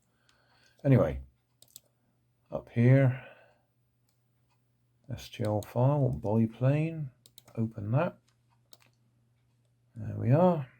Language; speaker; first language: English; native; English